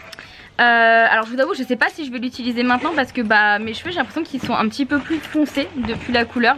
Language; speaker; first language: French; native; French